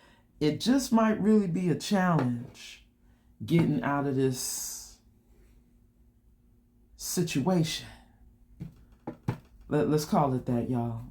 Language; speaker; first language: English; native; English